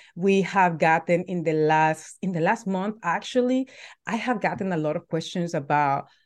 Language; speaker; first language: English; non-native, fluent; Spanish